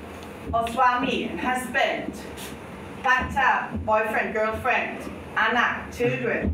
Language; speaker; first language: English; non-native, fluent; German